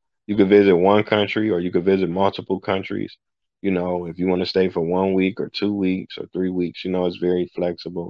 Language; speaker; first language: English; native; English